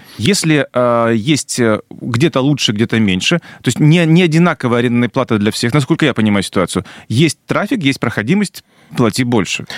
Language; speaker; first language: Russian; native; Russian